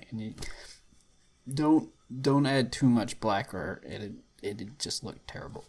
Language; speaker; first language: English; native; English